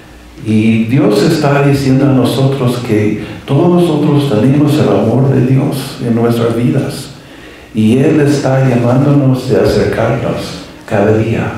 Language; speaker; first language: Spanish; non-native, fluent; English